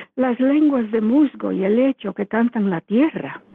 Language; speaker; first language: Spanish; early bilingual, heritage; Spanish